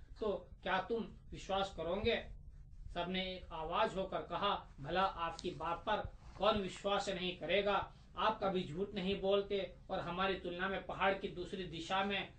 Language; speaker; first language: Hindi; native; Hindi